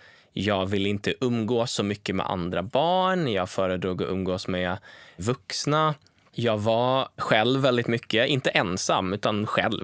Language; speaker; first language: Swedish; native; Swedish